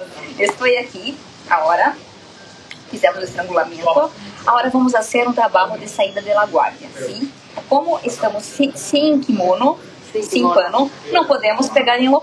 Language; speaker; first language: Spanish; non-native, learner; Portuguese